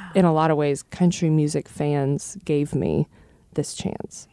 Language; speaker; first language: English; native; English